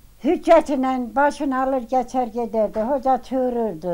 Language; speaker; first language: Turkish; native; Turkish